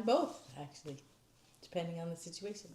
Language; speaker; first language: English; native; English